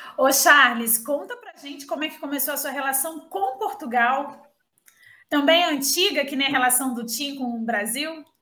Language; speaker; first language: Portuguese; native; Portuguese